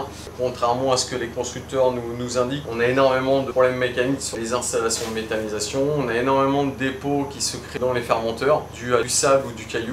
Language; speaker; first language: French; native; French